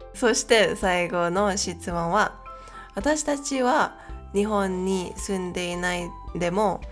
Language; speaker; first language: Japanese; non-native, learner; Malay